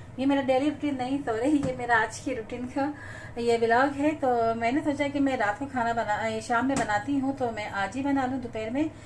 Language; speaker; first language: Urdu; native; Urdu